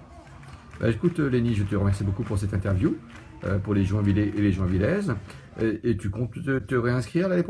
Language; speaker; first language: French; native; French